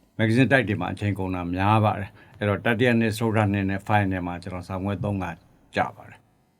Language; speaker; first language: Burmese; native; Burmese